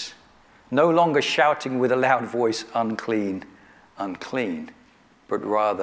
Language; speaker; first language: English; native; English